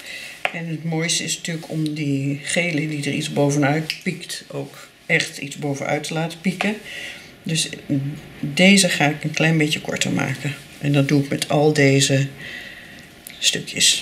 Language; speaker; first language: Dutch; native; Dutch